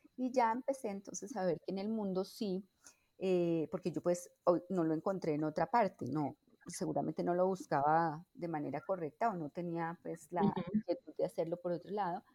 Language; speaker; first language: Spanish; native; Spanish